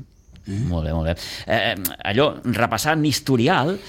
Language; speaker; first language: Catalan; native; Catalan